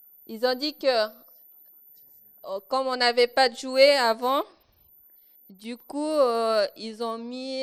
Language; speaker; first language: French; non-native, local second language; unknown